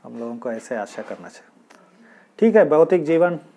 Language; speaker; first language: Hindi; non-native, local second language; Kannada